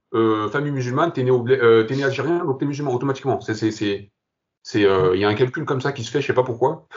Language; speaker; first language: French; early bilingual, other home language; Kabyle